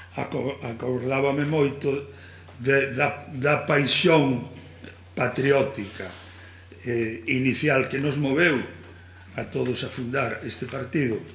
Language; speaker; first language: Galician; native; Galician